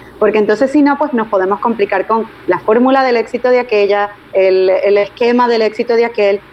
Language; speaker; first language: Spanish; native; Spanish